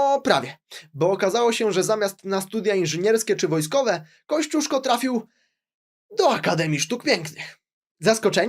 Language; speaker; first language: Polish; native; Polish